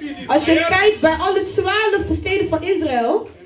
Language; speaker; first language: Dutch; non-native, learner; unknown